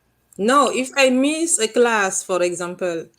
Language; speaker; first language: English; non-native, learner; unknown